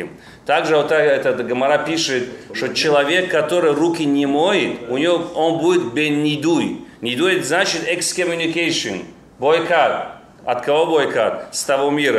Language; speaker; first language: Russian; non-native, local second language; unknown